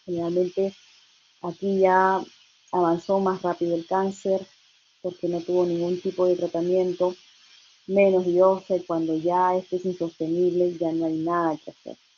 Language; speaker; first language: Spanish; native; Spanish